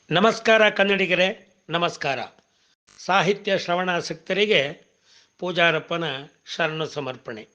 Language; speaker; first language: Kannada; non-native, local second language; Tamil